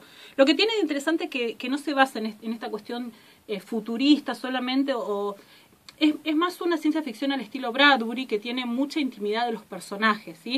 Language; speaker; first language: Spanish; native; Spanish